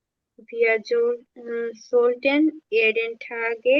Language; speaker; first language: German; non-native, learner; Bangla